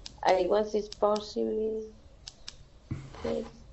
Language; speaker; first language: English; non-native, learner; Spanish